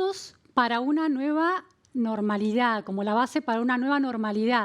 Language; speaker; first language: Spanish; native; Spanish